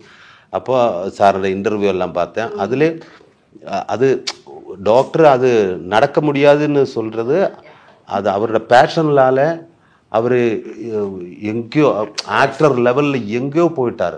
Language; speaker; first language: Tamil; non-native, learner; Malayalam